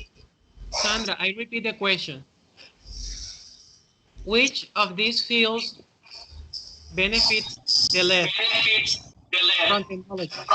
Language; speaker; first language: English; non-native, fluent; Spanish